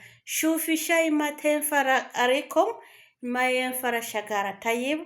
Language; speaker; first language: Arabic; non-native, learner; Kinyarwanda